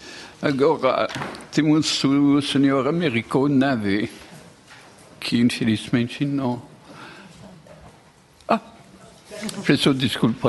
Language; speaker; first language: Portuguese; non-native, fluent; French